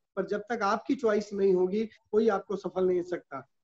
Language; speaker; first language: Hindi; native; Hindi